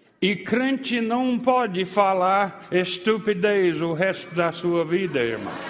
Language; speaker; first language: Portuguese; non-native, fluent; English